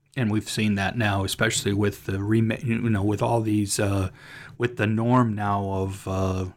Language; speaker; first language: English; native; English